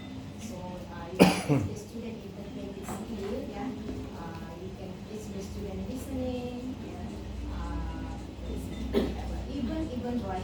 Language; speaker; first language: English; non-native, fluent; Indonesian